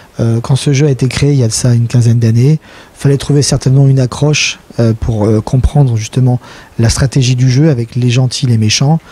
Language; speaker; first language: French; native; French